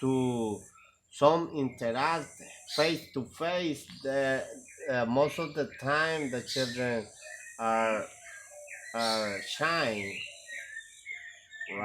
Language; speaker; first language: English; non-native, learner; Spanish